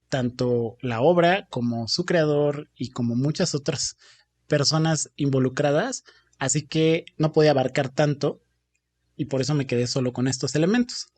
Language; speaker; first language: Spanish; native; Spanish